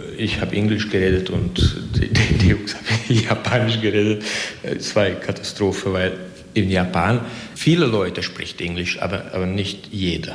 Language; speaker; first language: German; non-native, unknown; Hungarian